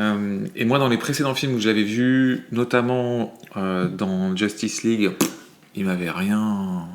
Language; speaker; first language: French; native; French